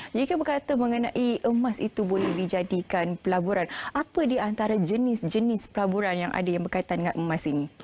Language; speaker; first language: Malay; native; Malay